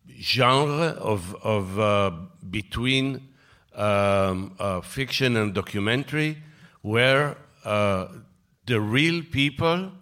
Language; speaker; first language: English; non-native, fluent; Hebrew